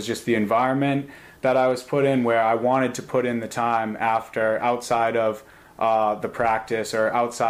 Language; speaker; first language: English; native; English